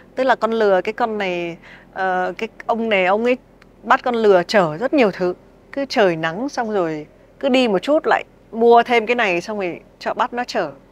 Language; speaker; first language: Vietnamese; native; Vietnamese